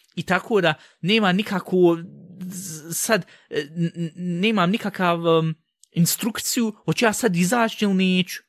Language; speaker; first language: Bosnian; early bilingual, heritage; Bosnian